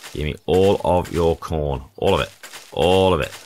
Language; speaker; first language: English; native; English